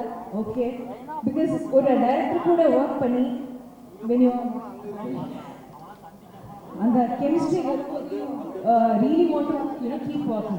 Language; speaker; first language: Tamil; non-native, learner; Malayalam